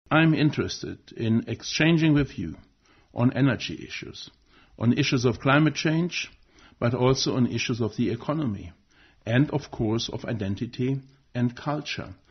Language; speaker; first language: English; non-native, fluent; German